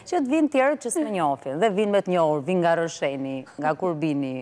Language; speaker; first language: Albanian; native; Albanian